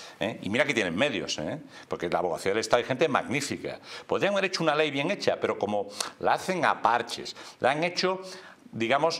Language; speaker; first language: Spanish; native; Spanish